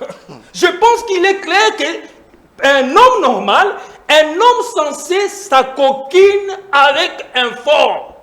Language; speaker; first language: French; non-native, local second language; Lingala